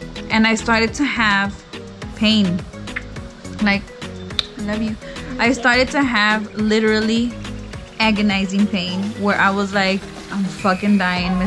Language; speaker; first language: English; early bilingual, other home language; Spanish